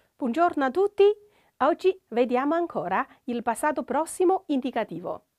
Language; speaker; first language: Italian; non-native, fluent; Chinese